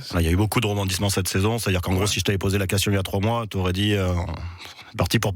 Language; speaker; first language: French; native; French